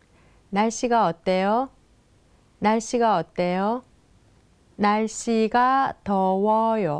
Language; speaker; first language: Korean; non-native, fluent; Thai